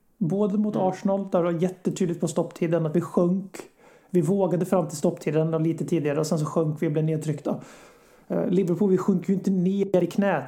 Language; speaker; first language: Swedish; native; Swedish